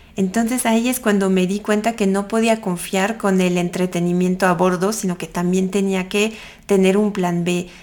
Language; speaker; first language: Spanish; non-native, fluent; French